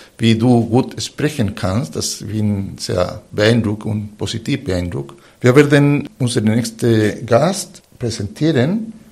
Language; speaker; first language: German; non-native, fluent; Spanish